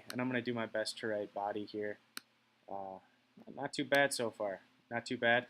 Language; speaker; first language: English; native; English